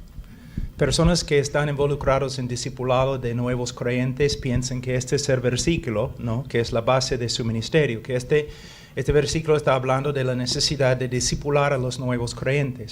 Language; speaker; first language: Spanish; non-native, fluent; English